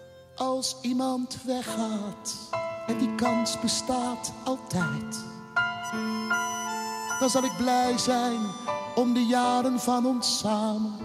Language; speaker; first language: Dutch; native; Dutch